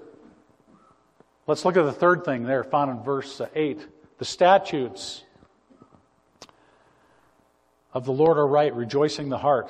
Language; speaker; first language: English; native; English